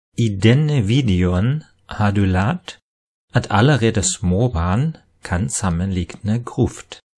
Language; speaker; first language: Norwegian; non-native, fluent; German